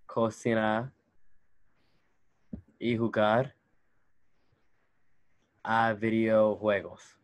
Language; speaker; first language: Spanish; non-native, learner; English